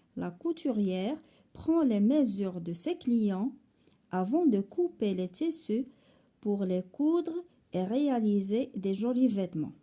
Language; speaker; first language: French; non-native, local second language; Arabic